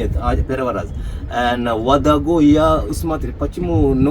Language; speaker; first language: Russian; non-native, learner; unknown